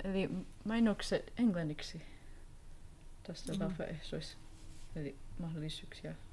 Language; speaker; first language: Finnish; non-native, learner; English